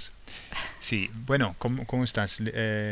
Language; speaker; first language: Spanish; non-native, fluent; English